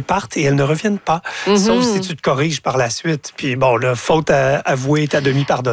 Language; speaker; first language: French; native; French